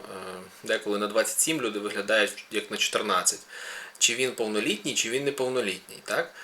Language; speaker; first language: Ukrainian; native; Ukrainian